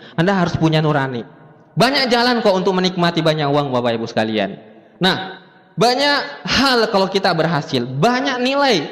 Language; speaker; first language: Indonesian; native; Indonesian